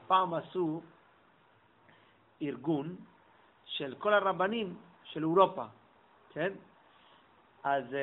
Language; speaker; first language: Hebrew; non-native, fluent; English